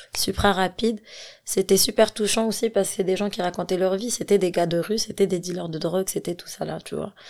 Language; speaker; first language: French; non-native, local second language; Arabic